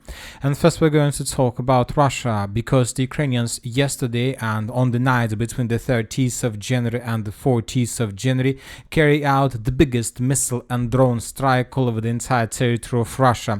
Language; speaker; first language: English; non-native, fluent; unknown